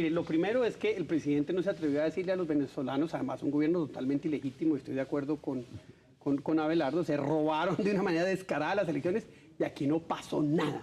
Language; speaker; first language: Spanish; native; Spanish